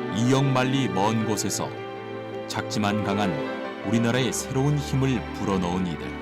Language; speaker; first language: Korean; native; Korean